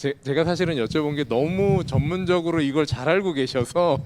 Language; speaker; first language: Korean; native; Korean